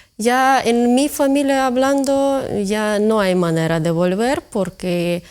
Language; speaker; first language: Spanish; non-native, fluent; Ukrainian